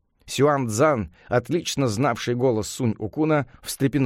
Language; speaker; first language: Russian; native; Russian